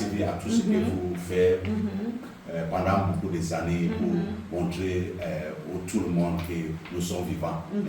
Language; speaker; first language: French; non-native, local second language; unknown